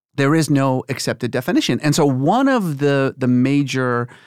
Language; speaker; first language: English; early bilingual, other home language; Persian